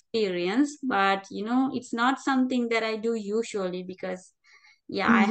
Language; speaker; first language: English; non-native, learner; Sinhala